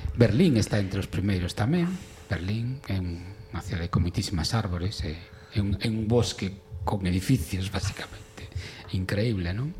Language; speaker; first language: Galician; non-native, local second language; Spanish